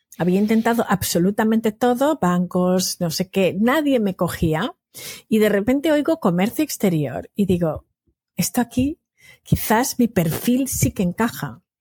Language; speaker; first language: Spanish; native; Spanish